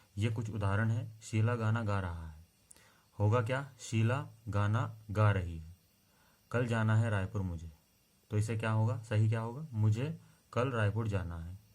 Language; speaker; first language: Hindi; native; Hindi